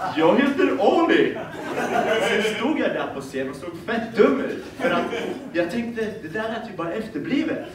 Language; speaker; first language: Swedish; early bilingual, other home language; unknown